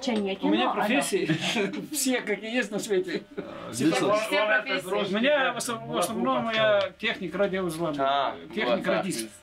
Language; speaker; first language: Russian; native; Russian